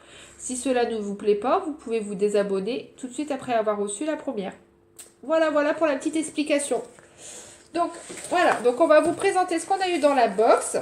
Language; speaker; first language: French; native; French